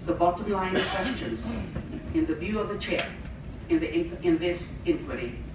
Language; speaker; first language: English; non-native, local second language; Filipino